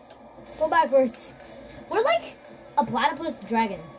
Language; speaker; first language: English; native; English